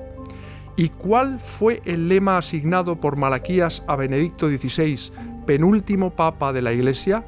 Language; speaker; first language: Spanish; native; Spanish